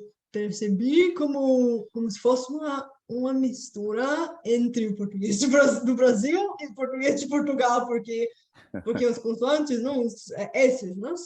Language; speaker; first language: Portuguese; non-native, fluent; Bulgarian